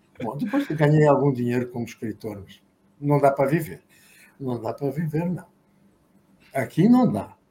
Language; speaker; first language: Portuguese; native; Portuguese